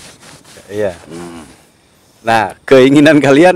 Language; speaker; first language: Indonesian; native; Indonesian